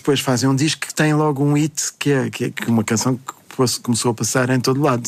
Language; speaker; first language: Portuguese; native; Portuguese